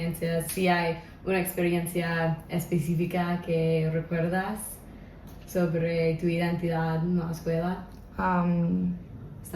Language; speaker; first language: Spanish; non-native, local second language; English